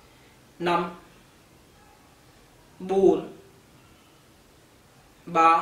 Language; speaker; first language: Vietnamese; non-native, learner; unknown